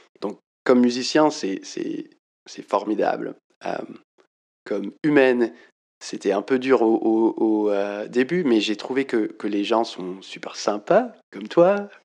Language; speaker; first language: French; non-native, fluent; English